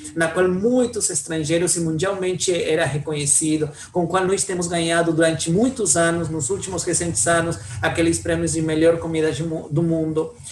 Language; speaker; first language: Portuguese; non-native, fluent; Spanish